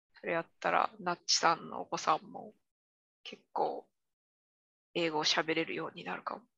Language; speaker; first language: Japanese; native; Japanese